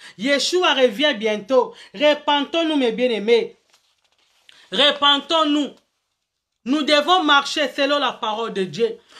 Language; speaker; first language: French; non-native, local second language; Lingala